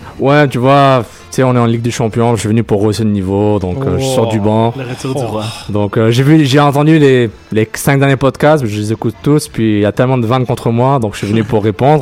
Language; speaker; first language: French; native; French